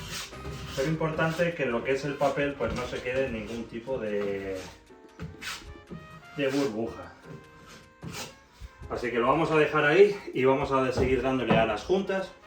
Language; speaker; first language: Spanish; native; Spanish